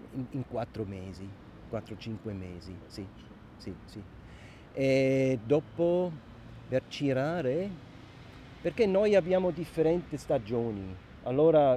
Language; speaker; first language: Italian; non-native, local second language; German